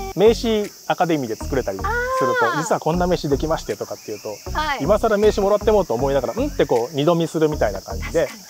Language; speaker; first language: Japanese; native; Japanese